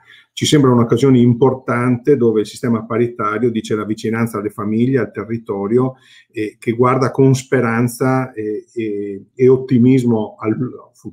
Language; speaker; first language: Italian; native; Italian